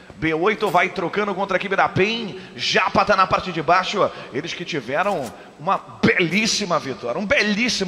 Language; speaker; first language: Portuguese; native; Portuguese